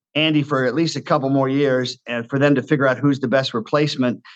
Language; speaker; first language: English; native; English